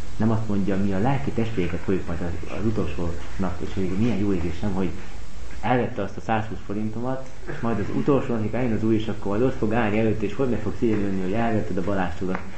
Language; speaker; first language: Hungarian; native; Hungarian